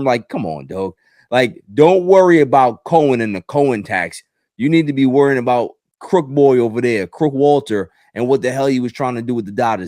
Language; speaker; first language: English; native; English